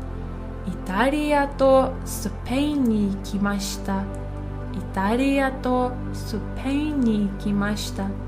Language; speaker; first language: Japanese; non-native, fluent; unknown